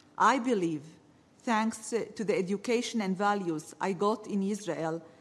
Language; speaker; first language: English; early bilingual, other home language; Arabic